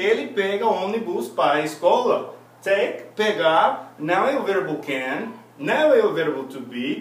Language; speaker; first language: Portuguese; non-native, fluent; English